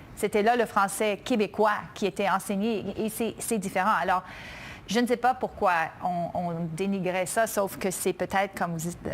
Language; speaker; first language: French; early bilingual, other home language; English